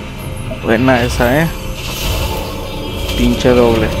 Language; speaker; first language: Spanish; native; Spanish